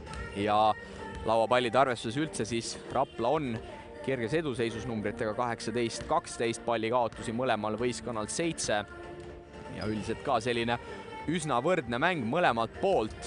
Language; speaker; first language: Estonian; native; Estonian